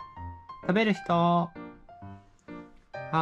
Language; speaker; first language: Japanese; native; Japanese